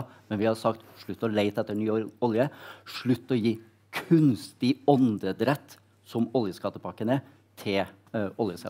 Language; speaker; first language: Norwegian; native; Norwegian